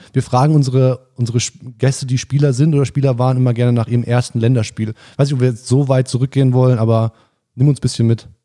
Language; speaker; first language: German; native; German